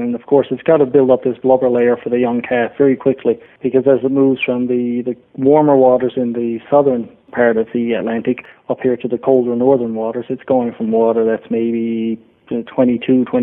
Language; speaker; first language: English; native; English